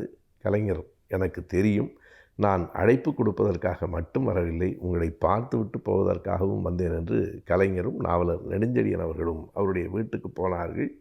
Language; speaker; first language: Tamil; native; Tamil